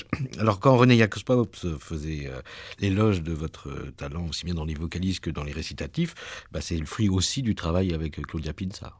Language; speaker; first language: French; native; French